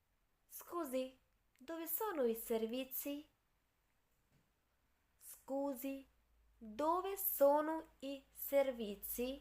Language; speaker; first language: Italian; non-native, fluent; Urdu